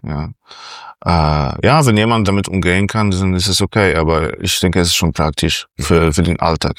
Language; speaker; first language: German; non-native, fluent; Polish